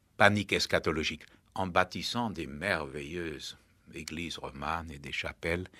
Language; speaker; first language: French; native; French